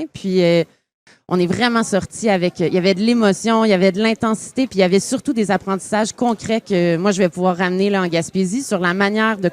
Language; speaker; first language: French; native; French